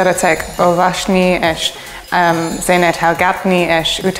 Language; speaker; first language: Hungarian; non-native, learner; English